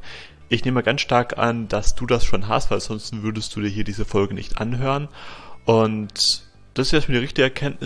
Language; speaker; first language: German; native; German